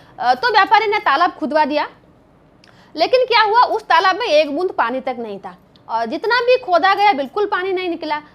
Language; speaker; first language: Hindi; non-native, local second language; Bangla